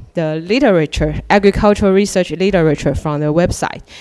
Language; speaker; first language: English; non-native, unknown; Chinese